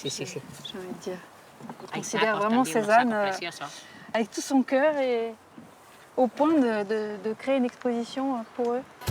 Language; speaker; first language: French; native; French